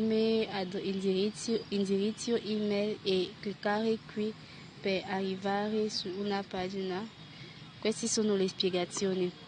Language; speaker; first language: Italian; non-native, learner; French